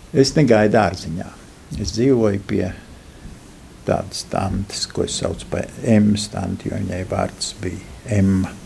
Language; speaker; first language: Latvian; native; Latvian